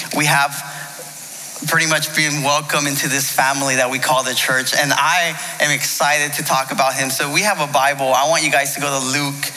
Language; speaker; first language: English; native; English